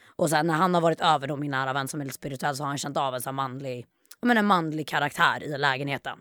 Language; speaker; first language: Swedish; native; Swedish